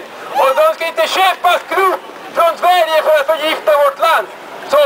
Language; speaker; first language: Swedish; non-native, learner; Spanish